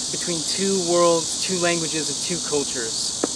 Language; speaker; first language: English; native; English